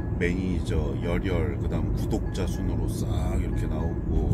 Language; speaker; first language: Korean; native; Korean